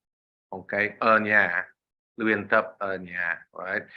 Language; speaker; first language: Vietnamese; non-native, learner; English